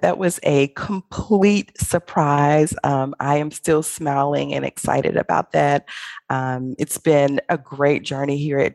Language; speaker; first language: English; native; English